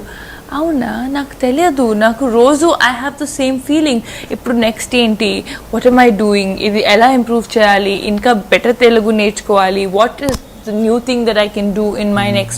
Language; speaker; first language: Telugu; non-native, fluent; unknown